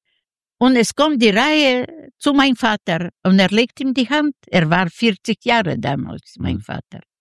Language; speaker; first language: German; non-native, learner; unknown